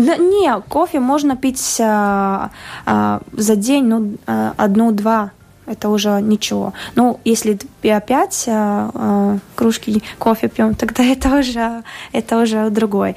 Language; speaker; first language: Russian; non-native, local second language; Latvian